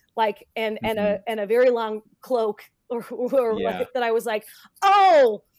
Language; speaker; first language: English; native; English